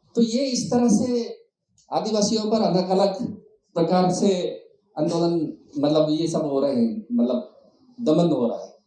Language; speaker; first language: Hindi; non-native, local second language; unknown